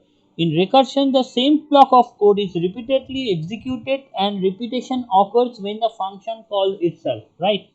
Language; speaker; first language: English; non-native, local second language; Bangla